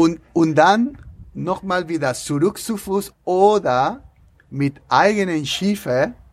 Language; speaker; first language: German; non-native, learner; Spanish